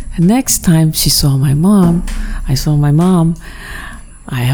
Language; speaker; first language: English; native; English